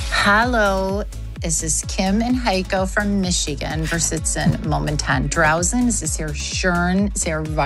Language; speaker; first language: German; non-native, learner; English